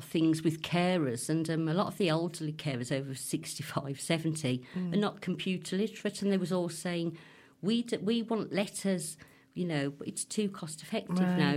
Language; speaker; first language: English; native; English